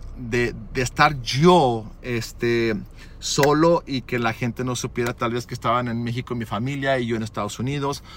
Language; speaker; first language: Spanish; early bilingual, other home language; English